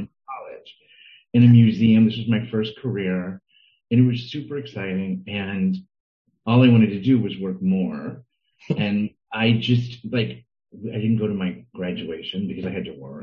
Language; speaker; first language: English; native; English